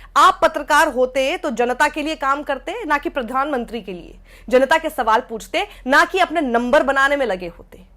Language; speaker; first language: Hindi; native; Hindi